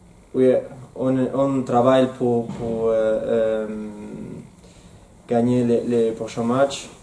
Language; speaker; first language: French; non-native, learner; Spanish